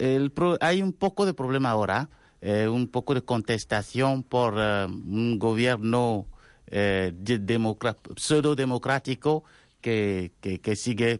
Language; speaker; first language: Spanish; non-native, fluent; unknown